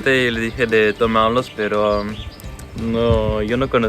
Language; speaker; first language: Spanish; non-native, fluent; French